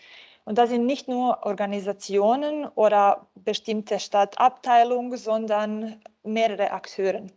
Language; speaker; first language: German; non-native, fluent; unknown